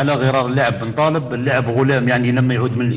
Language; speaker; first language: Arabic; native; Arabic